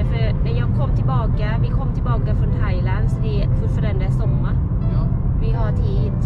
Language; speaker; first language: Swedish; non-native, learner; Thai